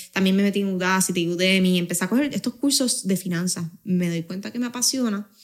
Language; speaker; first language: Spanish; native; Spanish